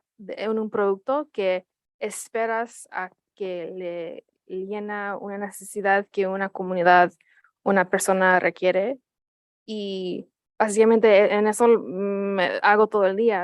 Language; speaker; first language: Spanish; early bilingual, heritage; Spanish